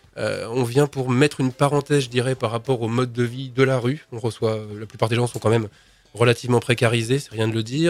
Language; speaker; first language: French; native; French